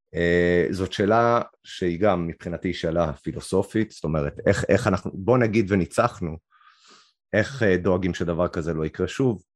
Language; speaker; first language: Hebrew; native; Hebrew